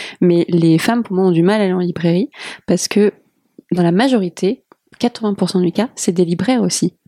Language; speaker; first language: French; native; French